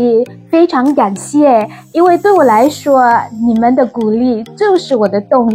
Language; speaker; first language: Chinese; non-native, fluent; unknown